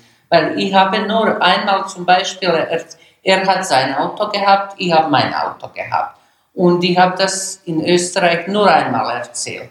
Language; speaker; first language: German; non-native, learner; Bosnian